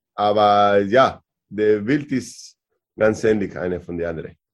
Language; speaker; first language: German; non-native, learner; Spanish